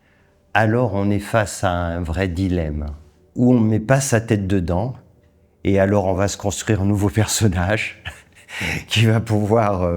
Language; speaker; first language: French; native; French